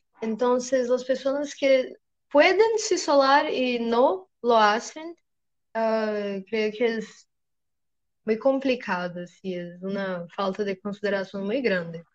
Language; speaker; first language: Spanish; non-native, learner; Portuguese